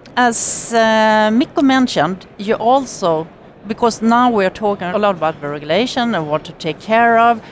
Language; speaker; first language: English; non-native, fluent; Swedish